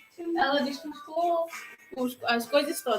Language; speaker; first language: Portuguese; non-native, local second language; Tetum